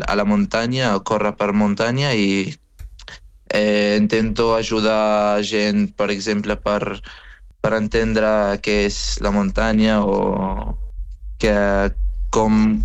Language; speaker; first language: Catalan; non-native, fluent; Arabic